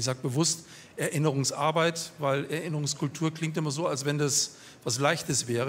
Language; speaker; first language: German; native; German